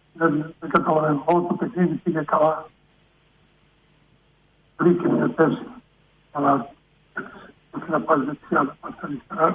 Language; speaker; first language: Greek; non-native, fluent; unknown